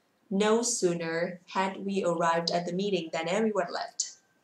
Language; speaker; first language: English; non-native, fluent; Vietnamese